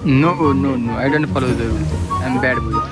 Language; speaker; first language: English; non-native, learner; Nepali